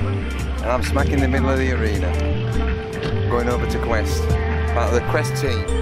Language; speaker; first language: English; native; English